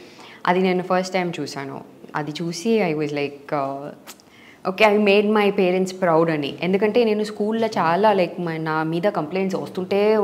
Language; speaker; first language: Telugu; non-native, learner; Tamil